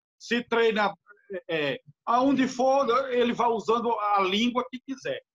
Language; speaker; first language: Portuguese; native; Portuguese